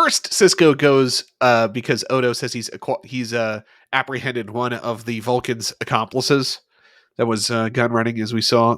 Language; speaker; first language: English; native; English